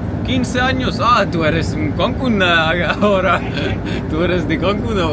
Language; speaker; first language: Spanish; non-native, learner; French